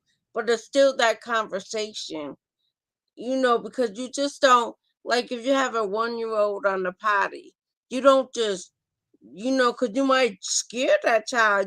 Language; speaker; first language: English; native; English